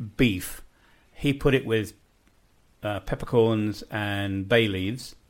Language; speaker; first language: English; native; English